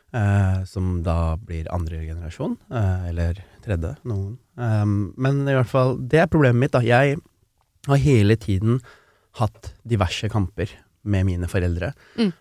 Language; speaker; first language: Norwegian; early bilingual, other home language; Tamil